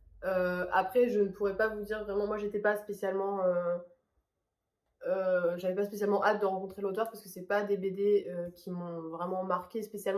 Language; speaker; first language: French; native; French